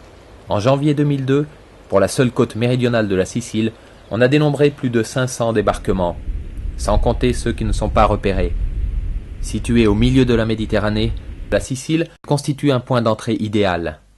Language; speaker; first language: French; native; French